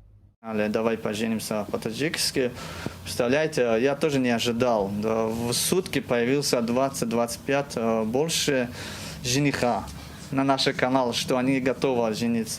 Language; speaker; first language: Russian; non-native, learner; Tajik